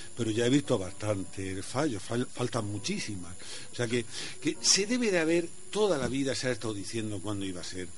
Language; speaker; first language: Spanish; native; Spanish